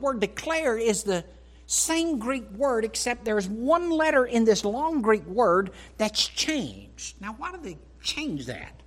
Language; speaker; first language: English; native; English